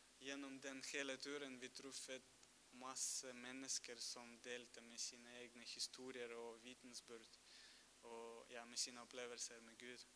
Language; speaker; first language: Norwegian; non-native, fluent; Russian